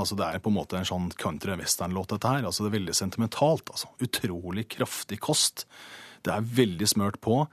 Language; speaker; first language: Norwegian; native; Norwegian